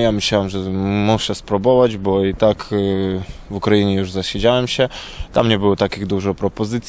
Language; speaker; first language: Polish; non-native, learner; Ukrainian